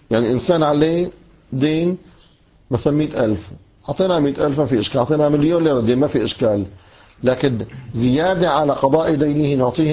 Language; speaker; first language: Arabic; native; Arabic